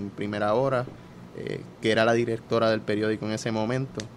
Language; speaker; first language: Spanish; native; Spanish